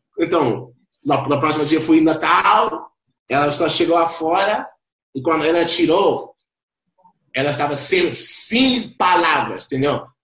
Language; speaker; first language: Portuguese; non-native, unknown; Spanish